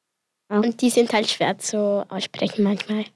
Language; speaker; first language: German; early bilingual, other home language; Spanish